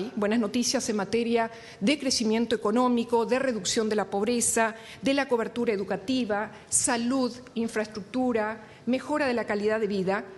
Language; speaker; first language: Spanish; native; Spanish